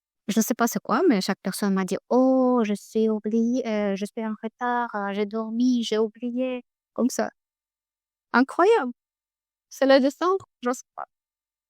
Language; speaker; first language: French; non-native, learner; Russian